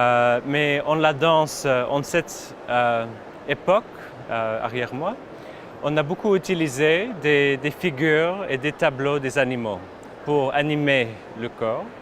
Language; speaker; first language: French; non-native, fluent; English